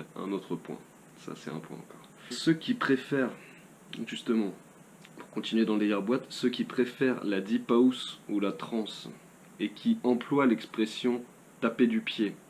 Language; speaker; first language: French; native; French